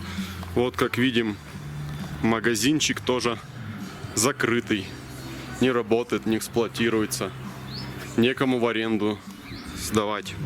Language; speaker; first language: Russian; native; Russian